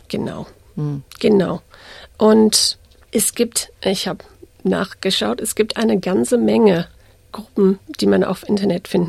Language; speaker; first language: German; non-native, fluent; English